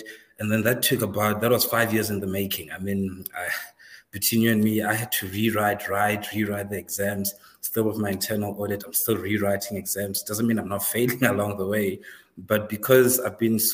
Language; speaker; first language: English; non-native, local second language; Northern Sotho